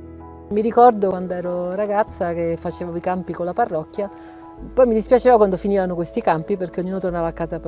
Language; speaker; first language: Italian; native; Italian